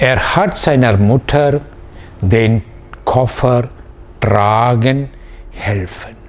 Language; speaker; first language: German; non-native, fluent; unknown